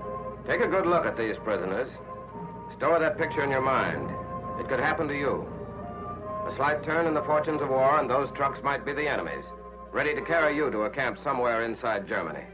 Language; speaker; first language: English; native; English